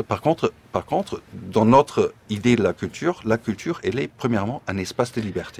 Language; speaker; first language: French; non-native, fluent; German